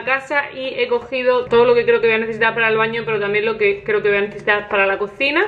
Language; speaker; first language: Spanish; native; Spanish